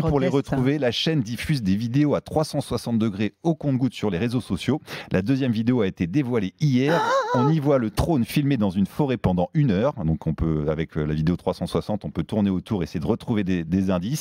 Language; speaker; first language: French; native; French